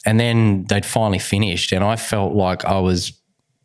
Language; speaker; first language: English; native; English